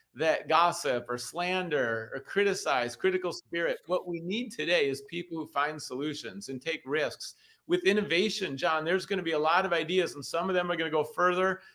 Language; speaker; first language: English; native; English